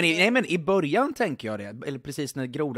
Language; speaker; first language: Swedish; native; Swedish